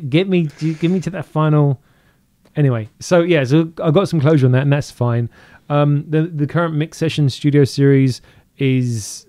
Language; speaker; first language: English; native; English